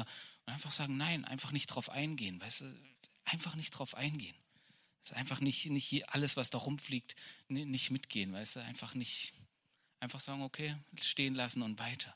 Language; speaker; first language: German; native; German